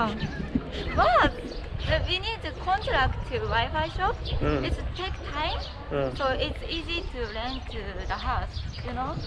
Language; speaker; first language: English; non-native, learner; Japanese